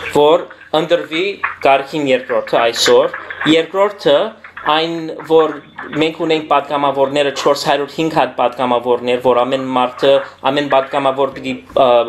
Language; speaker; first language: Armenian; early bilingual, heritage; Armenian